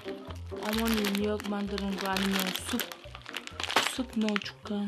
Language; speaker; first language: Korean; non-native, learner; Uzbek